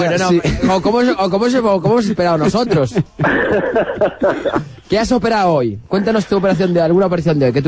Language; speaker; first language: Spanish; native; Spanish